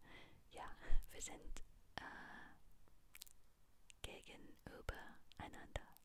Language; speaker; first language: German; non-native, learner; English